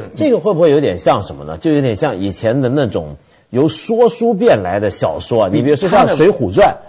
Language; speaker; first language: Chinese; early bilingual, other home language; Cantonese